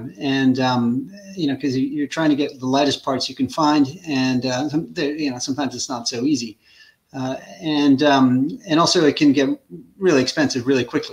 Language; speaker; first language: English; native; English